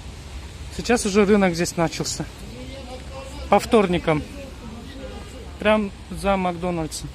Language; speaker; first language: Russian; non-native, local second language; Kyrgyz